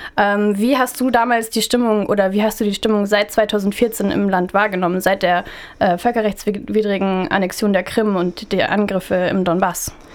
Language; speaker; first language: German; native; German